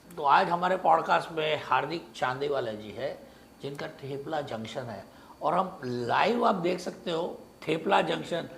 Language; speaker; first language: Hindi; non-native, local second language; Marathi